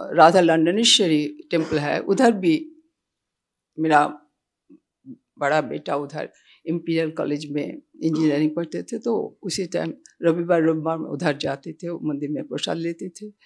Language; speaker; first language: Hindi; non-native, local second language; Bangla